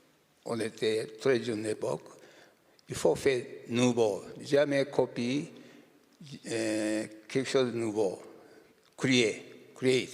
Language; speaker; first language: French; non-native, learner; Japanese